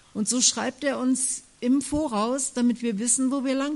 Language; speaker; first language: German; native; German